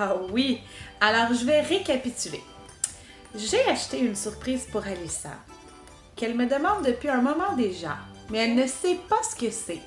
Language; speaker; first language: French; native; French